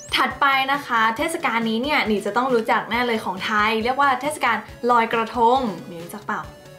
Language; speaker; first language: Thai; native; Thai